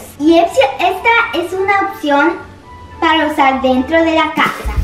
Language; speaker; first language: Spanish; early bilingual, other home language; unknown